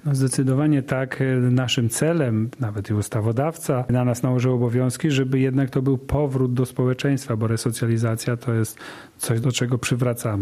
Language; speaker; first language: Polish; native; Polish